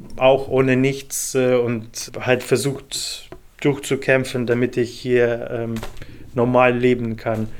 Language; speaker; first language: German; non-native, fluent; Ukrainian